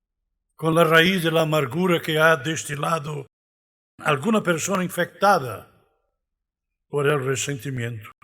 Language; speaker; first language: Spanish; non-native, fluent; Portuguese